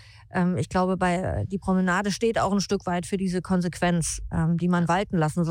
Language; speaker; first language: German; native; German